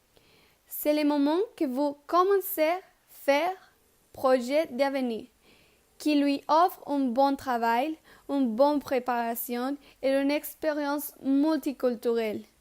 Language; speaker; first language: French; non-native, learner; Spanish